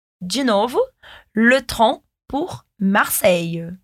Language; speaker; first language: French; non-native, fluent; Portuguese